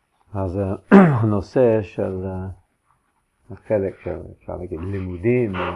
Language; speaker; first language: Hebrew; non-native, fluent; English